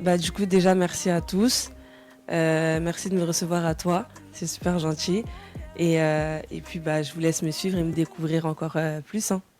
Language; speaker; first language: French; early bilingual, other home language; Wolof